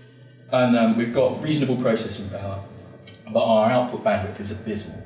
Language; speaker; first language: English; native; English